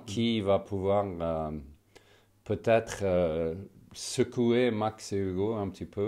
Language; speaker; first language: French; non-native, fluent; Swedish